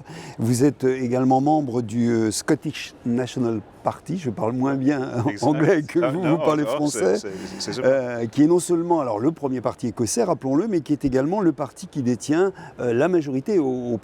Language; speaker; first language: French; native; French